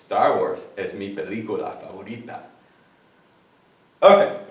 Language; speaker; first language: Spanish; non-native, fluent; English